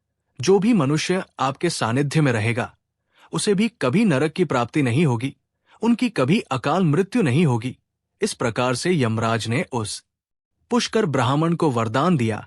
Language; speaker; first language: Hindi; native; Hindi